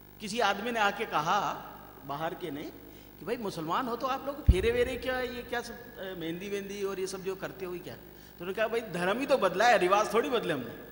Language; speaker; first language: Hindi; native; Hindi